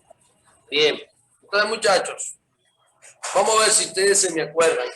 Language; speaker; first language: Spanish; native; Spanish